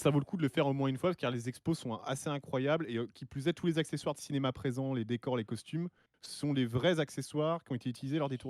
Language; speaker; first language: French; native; French